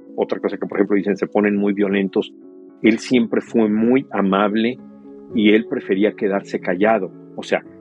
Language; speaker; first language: Spanish; native; Spanish